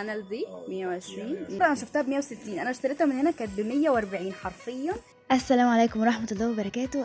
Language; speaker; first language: Arabic; native; Arabic